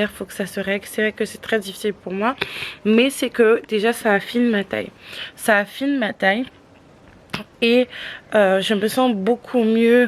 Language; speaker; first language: French; native; French